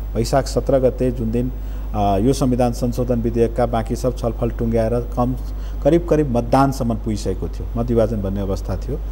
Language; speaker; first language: Nepali; non-native, local second language; Maithili